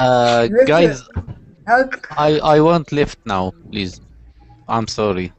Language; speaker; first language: English; non-native, learner; Arabic